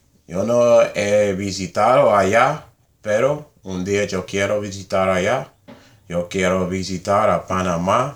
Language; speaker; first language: Spanish; non-native, learner; English